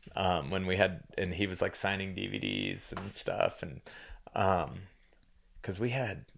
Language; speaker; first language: English; native; English